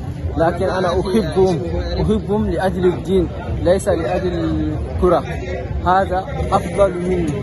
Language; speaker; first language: Arabic; non-native, learner; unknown